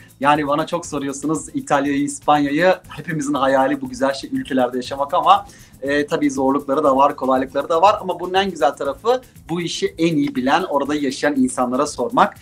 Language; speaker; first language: Turkish; native; Turkish